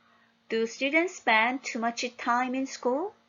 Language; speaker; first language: English; non-native, fluent; Korean